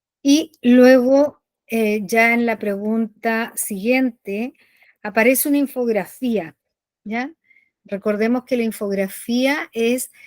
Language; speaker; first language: Spanish; native; Spanish